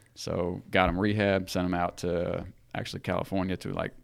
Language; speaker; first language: English; native; English